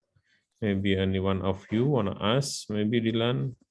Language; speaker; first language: English; non-native, learner; Indonesian